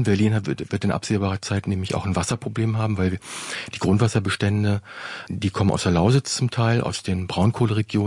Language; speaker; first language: German; native; German